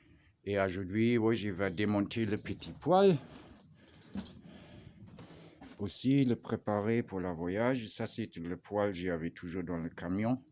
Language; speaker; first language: French; non-native, fluent; German